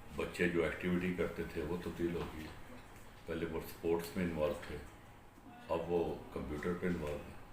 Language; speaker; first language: Urdu; non-native, local second language; Punjabi